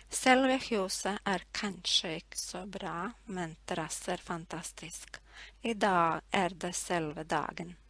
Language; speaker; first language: Norwegian; non-native, fluent; Latvian